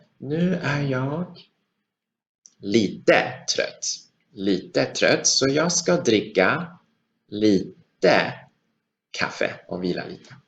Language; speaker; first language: Swedish; non-native, fluent; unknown